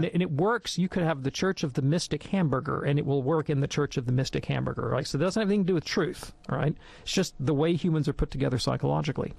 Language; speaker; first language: English; native; English